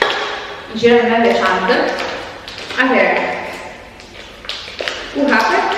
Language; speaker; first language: Albanian; early bilingual, heritage; Albanian